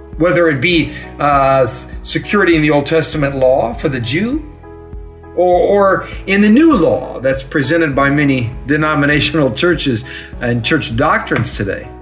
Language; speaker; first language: English; native; English